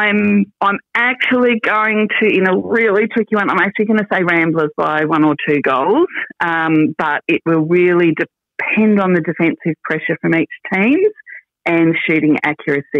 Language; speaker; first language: English; native; English